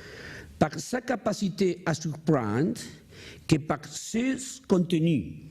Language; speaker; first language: French; non-native, learner; Spanish